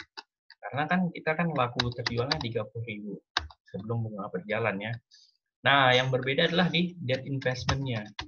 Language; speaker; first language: Indonesian; native; Indonesian